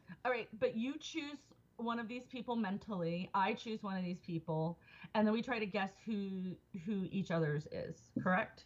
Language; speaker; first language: English; native; English